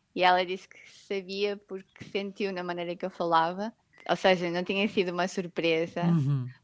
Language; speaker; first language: Portuguese; native; Portuguese